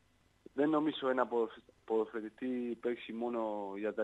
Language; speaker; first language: Greek; non-native, learner; Spanish